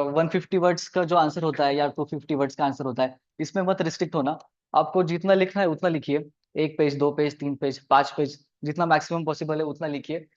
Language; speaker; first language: Hindi; non-native, local second language; Marathi